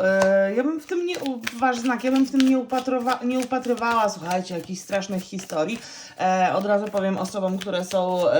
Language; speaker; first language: Polish; native; Polish